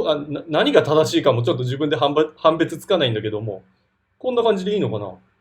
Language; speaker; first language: Japanese; native; Japanese